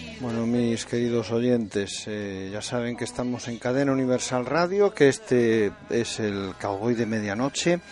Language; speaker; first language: Spanish; native; Spanish